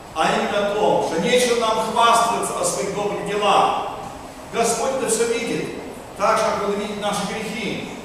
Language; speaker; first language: Russian; early bilingual, heritage; Russian